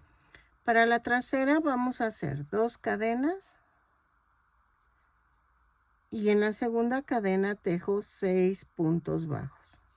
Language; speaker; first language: Spanish; native; Spanish